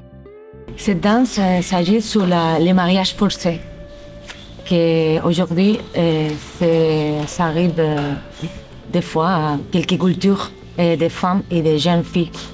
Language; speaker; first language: French; non-native, fluent; Spanish